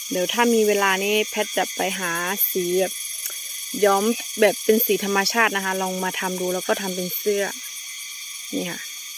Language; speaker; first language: Thai; non-native, local second language; Karen languages